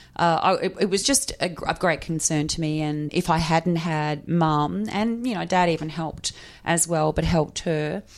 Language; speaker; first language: English; native; English